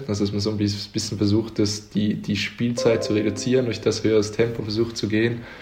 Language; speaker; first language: German; native; German